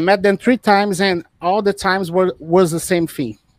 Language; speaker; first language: English; non-native, fluent; Portuguese